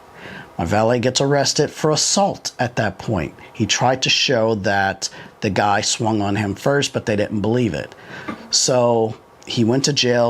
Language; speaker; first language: English; native; English